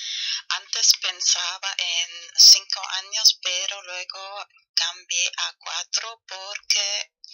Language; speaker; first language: Spanish; non-native, learner; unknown